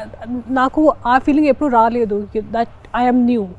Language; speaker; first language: Telugu; non-native, local second language; Hindi